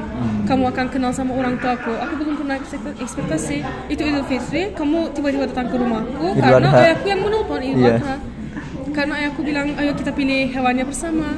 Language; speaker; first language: Indonesian; non-native, fluent; Turkish